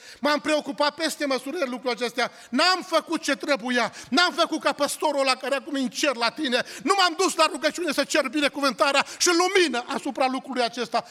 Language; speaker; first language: Romanian; native; Romanian